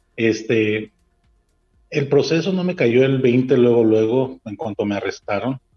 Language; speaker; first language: Spanish; early bilingual, heritage; Spanish